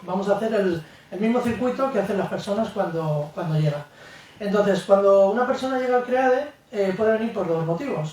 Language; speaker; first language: Spanish; native; Spanish